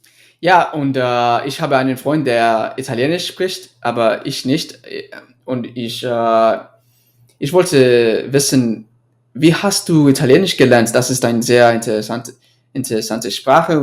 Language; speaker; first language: German; non-native, fluent; English